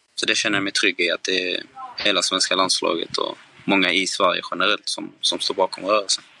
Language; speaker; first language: Swedish; native; Swedish